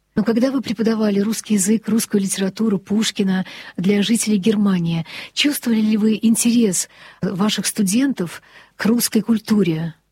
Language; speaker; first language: Russian; native; Russian